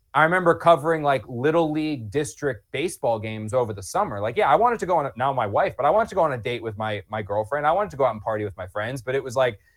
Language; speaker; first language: English; native; English